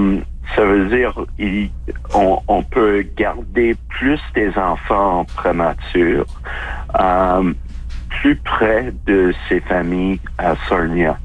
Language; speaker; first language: French; non-native, local second language; English